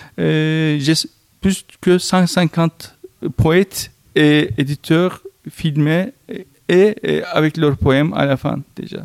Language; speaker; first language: French; non-native, fluent; Turkish